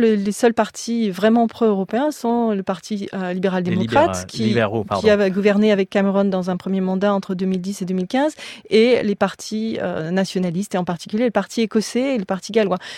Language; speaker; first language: French; native; French